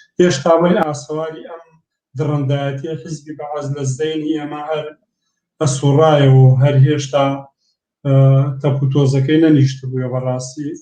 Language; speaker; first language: Central Kurdish; native; Central Kurdish